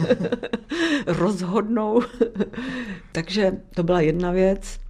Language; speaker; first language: Czech; native; Czech